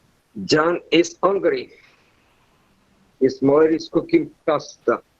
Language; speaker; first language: English; non-native, learner; Spanish